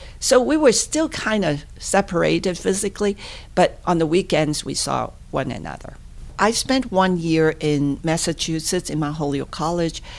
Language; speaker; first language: English; non-native, local second language; Cantonese